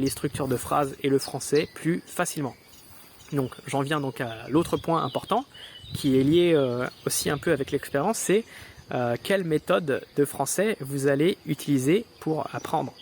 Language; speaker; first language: French; native; French